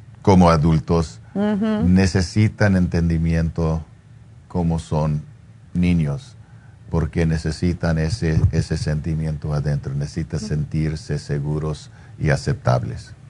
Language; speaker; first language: Spanish; non-native, fluent; English